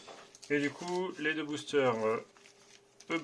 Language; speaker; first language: French; native; French